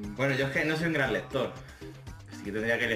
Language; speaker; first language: Spanish; native; Spanish